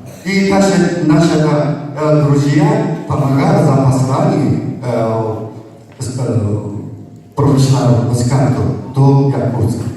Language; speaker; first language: Russian; non-native, learner; Japanese